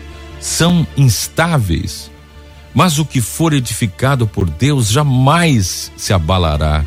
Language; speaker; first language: Portuguese; native; Portuguese